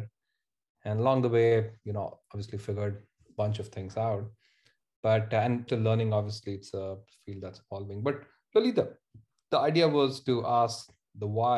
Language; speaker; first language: English; non-native, local second language; Hindi